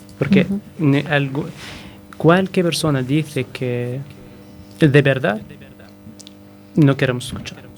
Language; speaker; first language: Spanish; non-native, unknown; Arabic